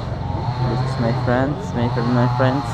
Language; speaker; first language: English; non-native, learner; Indonesian